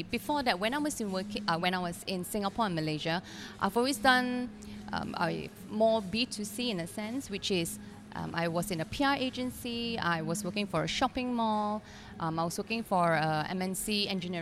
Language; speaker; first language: English; non-native, local second language; Cantonese